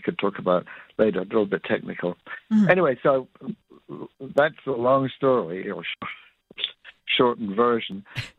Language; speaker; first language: English; native; English